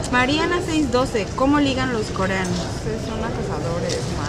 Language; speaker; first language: Spanish; native; Spanish